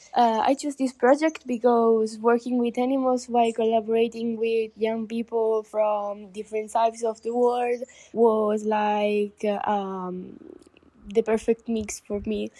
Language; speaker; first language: English; non-native, fluent; Italian